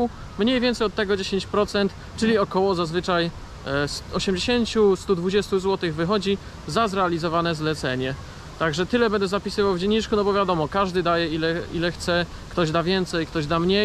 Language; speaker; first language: Polish; native; Polish